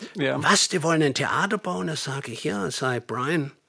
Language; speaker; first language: German; native; German